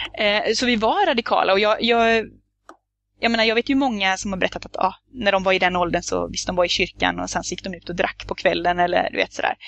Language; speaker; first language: Swedish; native; Swedish